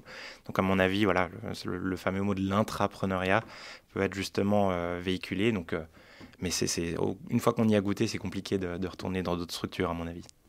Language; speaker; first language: French; native; French